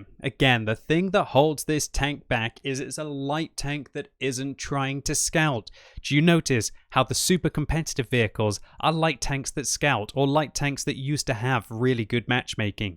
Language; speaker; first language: English; native; English